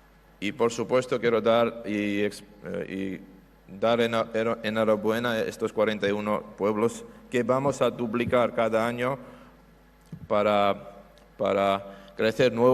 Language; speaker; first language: Spanish; non-native, fluent; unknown